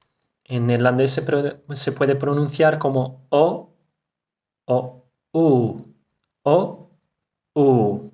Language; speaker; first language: Spanish; non-native, fluent; Dutch